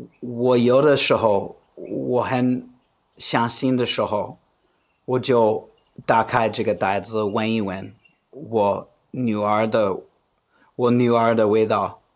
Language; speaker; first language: Chinese; non-native, fluent; English